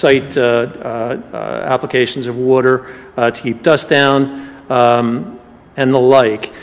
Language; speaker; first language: English; native; English